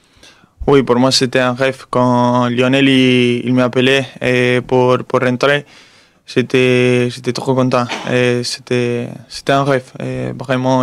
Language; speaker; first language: French; non-native, fluent; Spanish